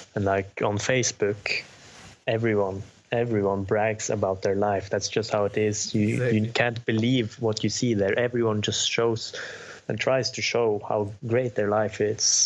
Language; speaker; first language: English; non-native, fluent; Norwegian